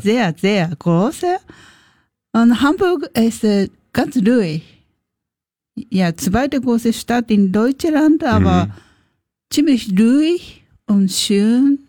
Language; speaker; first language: German; non-native, learner; Japanese